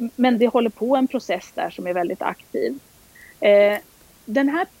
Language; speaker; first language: Swedish; native; Swedish